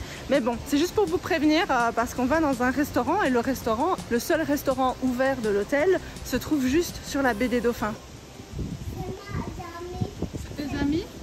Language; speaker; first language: French; native; French